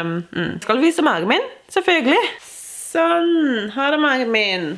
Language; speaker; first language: Norwegian; non-native, fluent; English